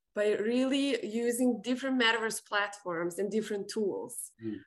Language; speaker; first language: English; non-native, fluent; Serbian